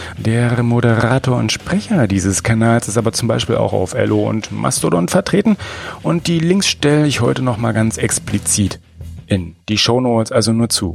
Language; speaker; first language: German; native; German